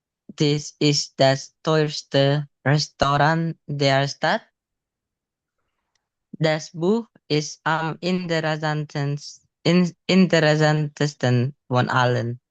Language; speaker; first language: German; non-native, learner; Indonesian